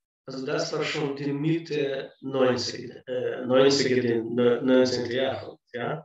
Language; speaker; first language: German; non-native, fluent; Russian